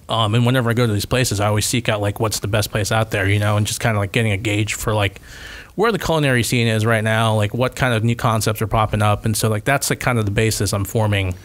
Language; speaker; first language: English; native; English